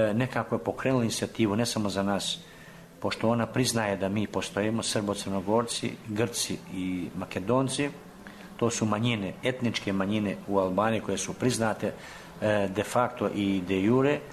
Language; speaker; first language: Serbian; early bilingual, heritage; Serbian